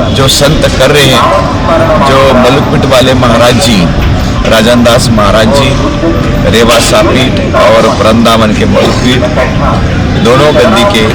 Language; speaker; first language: Hindi; non-native, local second language; Marathi